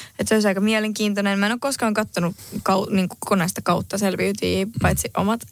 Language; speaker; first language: Finnish; early bilingual, heritage; Spanish